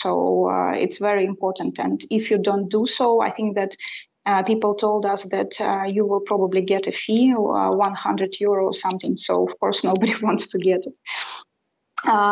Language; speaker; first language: English; non-native, fluent; Russian